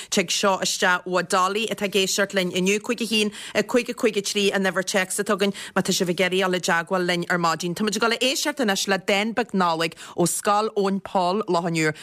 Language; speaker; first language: Irish; native; Irish